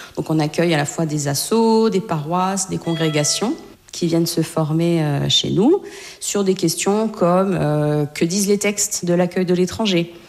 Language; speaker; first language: French; native; French